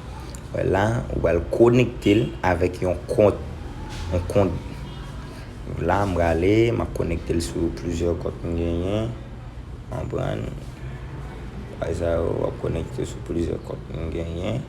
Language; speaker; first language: French; non-native, local second language; Haitian Creole